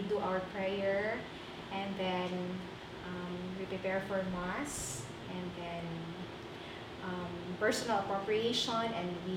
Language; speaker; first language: English; non-native, local second language; Cebuano